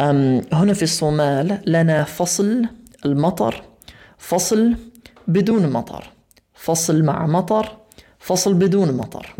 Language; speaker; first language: Arabic; non-native, fluent; English